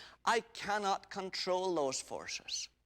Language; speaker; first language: English; native; English